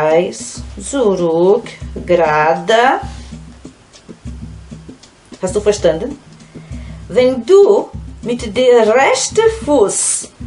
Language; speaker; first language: German; non-native, fluent; Portuguese